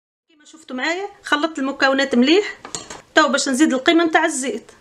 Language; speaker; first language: Arabic; native; Arabic